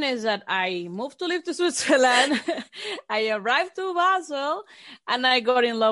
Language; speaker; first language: English; non-native, fluent; Spanish